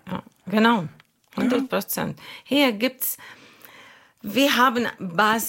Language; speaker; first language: German; non-native, learner; Arabic